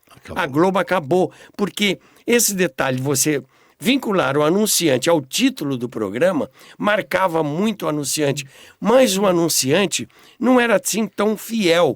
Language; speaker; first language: Portuguese; native; Portuguese